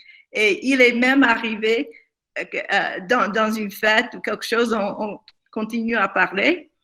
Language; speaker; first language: French; non-native, fluent; English